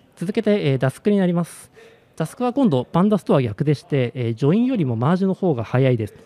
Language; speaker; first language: Japanese; native; Japanese